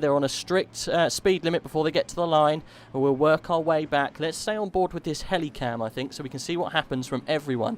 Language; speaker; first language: English; native; English